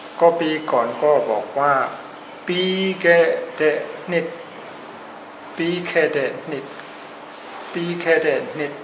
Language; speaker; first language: Thai; non-native, fluent; Burmese